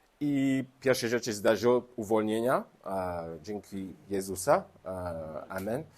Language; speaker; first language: Polish; non-native, learner; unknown